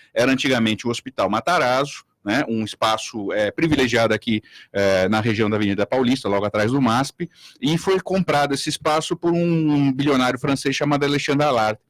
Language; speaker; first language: Portuguese; native; Portuguese